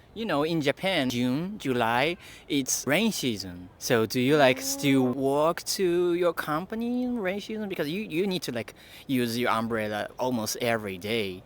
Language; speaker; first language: English; non-native, fluent; Japanese